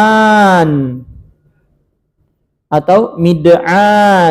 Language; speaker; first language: Arabic; non-native, fluent; Indonesian